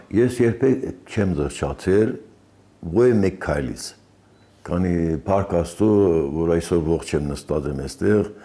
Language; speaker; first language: Armenian; early bilingual, heritage; Armenian